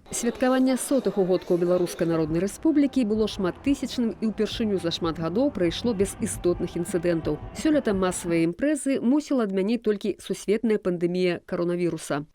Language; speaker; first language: Belarusian; native; Belarusian